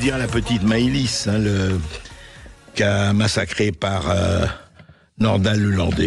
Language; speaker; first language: French; native; French